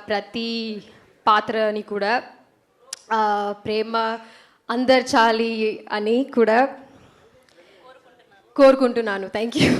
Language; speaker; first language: Telugu; non-native, learner; Malayalam